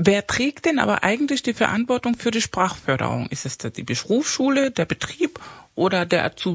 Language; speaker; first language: German; non-native, fluent; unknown